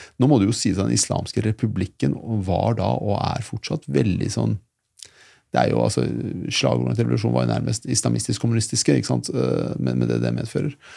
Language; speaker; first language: Norwegian; early bilingual, other home language; Persian